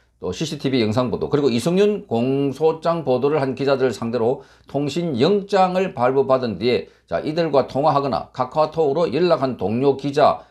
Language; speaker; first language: Korean; native; Korean